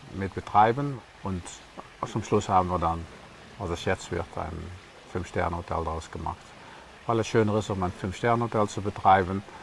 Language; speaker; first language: German; non-native, fluent; Dutch